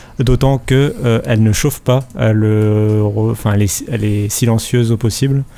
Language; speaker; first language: French; native; French